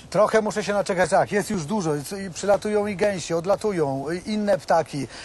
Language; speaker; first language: Polish; native; Polish